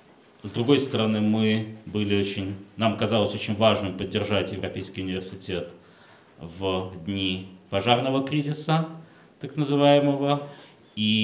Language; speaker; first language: Russian; native; Russian